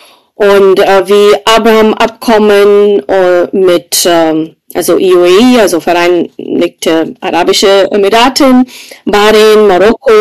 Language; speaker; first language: German; non-native, fluent; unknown